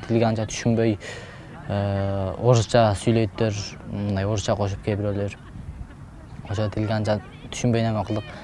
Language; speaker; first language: Kyrgyz; early bilingual, heritage; Kyrgyz